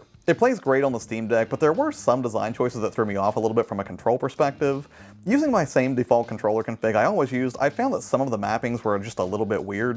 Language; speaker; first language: English; native; English